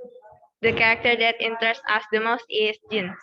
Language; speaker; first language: English; non-native, learner; Indonesian